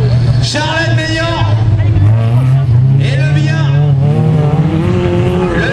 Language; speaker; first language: French; native; French